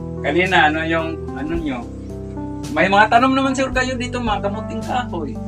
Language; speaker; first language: Filipino; non-native, local second language; Cebuano